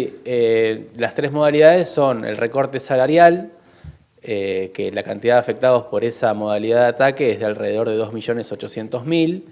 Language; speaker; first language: Spanish; native; Spanish